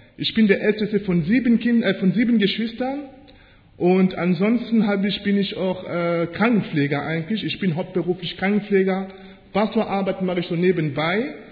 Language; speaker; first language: German; non-native, fluent; French